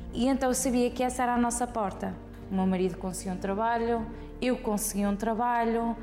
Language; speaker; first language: Portuguese; early bilingual, heritage; Portuguese